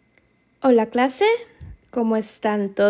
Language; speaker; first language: Spanish; non-native, fluent; English